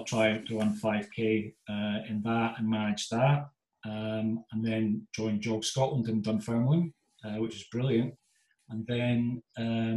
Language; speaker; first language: English; native; English